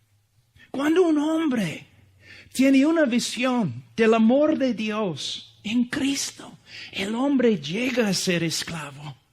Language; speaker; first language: Spanish; non-native, fluent; English